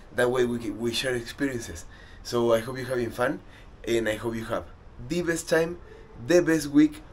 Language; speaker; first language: English; non-native, fluent; Spanish